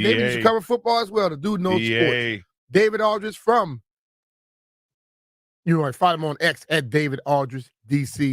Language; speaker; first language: English; native; English